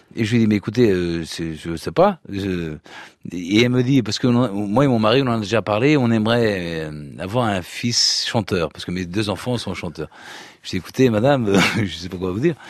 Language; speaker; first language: French; early bilingual, other home language; Portuguese